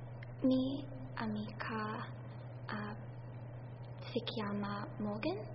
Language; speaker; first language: Italian; non-native, learner; English